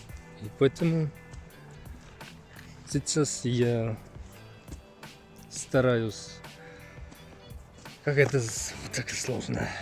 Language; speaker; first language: Russian; non-native, learner; Finnish